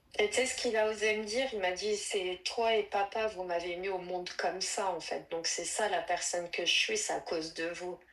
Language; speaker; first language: French; native; French